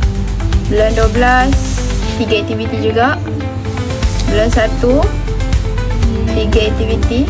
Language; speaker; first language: Malay; native; Malay